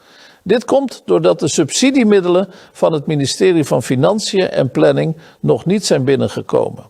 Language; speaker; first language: Dutch; native; Dutch